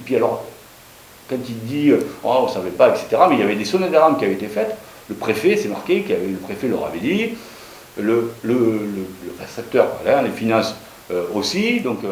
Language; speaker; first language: French; native; French